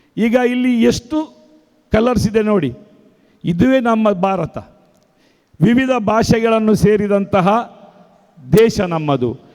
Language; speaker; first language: Kannada; non-native, local second language; Konkani